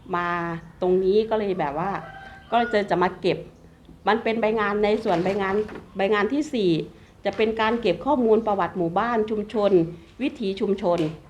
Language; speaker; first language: Thai; native; Thai